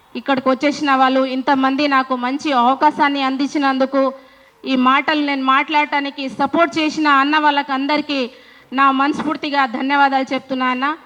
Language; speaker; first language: Telugu; non-native, local second language; Lambadi